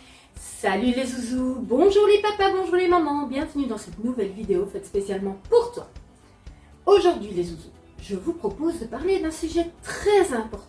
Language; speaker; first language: French; native; French